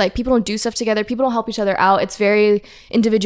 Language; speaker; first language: English; early bilingual, other home language; French